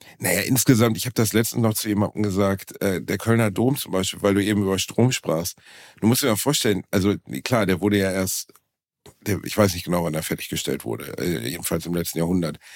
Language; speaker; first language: German; native; German